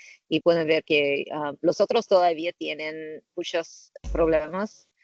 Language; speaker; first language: Spanish; non-native, learner; English